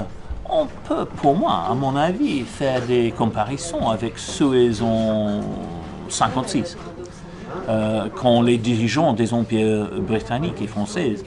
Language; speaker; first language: French; non-native, fluent; English